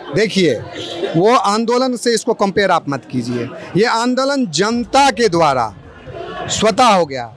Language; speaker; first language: Hindi; native; Hindi